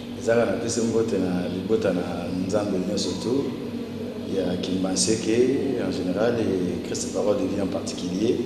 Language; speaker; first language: Lingala; native; Lingala